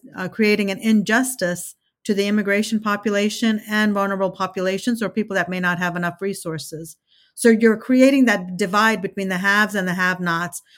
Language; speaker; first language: English; early bilingual, other home language; Telugu